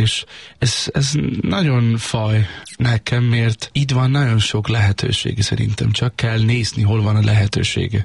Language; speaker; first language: Hungarian; non-native, learner; Danish